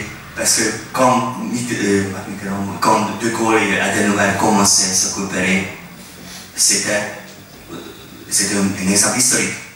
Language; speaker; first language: French; non-native, fluent; Hungarian